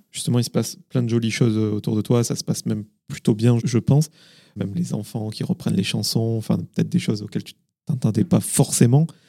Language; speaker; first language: French; native; French